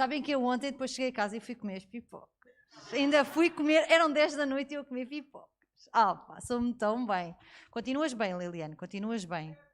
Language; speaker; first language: Portuguese; native; Portuguese